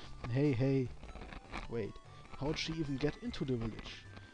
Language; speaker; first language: English; non-native, fluent; German